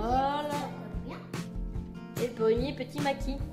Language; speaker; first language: French; native; French